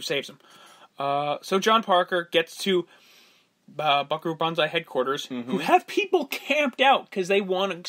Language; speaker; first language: English; native; English